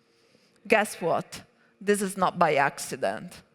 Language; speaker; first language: English; non-native, fluent; Italian